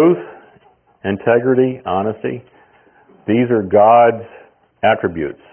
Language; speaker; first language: English; native; English